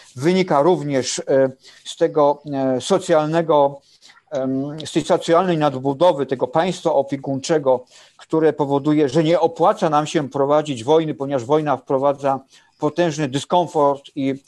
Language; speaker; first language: Polish; non-native, fluent; German